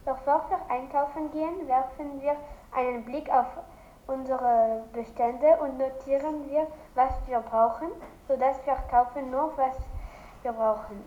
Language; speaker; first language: German; non-native, learner; French